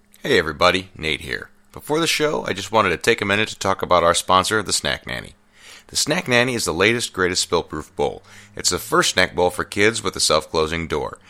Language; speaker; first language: English; native; English